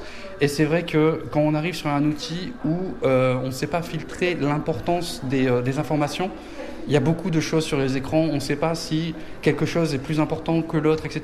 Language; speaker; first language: French; native; French